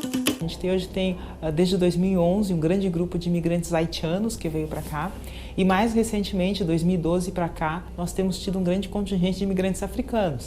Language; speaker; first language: Portuguese; native; Portuguese